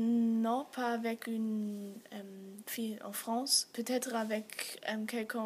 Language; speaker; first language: French; non-native, learner; German